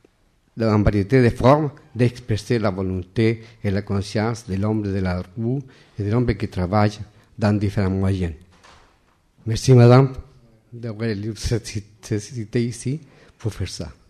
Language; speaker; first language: French; non-native, fluent; Spanish